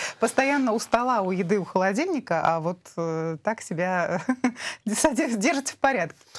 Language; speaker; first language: Russian; native; Russian